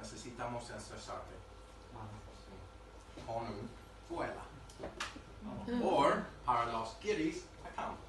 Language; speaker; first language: Spanish; non-native, learner; English